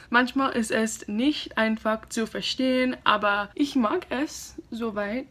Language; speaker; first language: German; non-native, learner; English